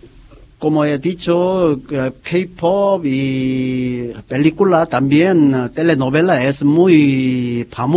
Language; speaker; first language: Spanish; non-native, learner; Korean